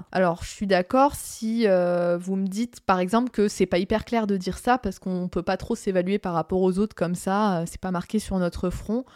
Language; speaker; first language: French; native; French